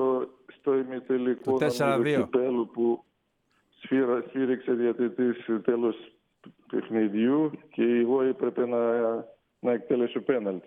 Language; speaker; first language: Greek; non-native, fluent; Russian